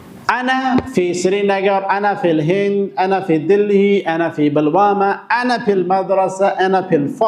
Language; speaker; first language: Arabic; non-native, fluent; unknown